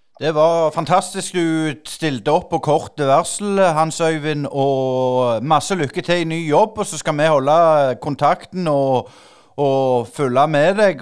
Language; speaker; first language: Norwegian; native; Norwegian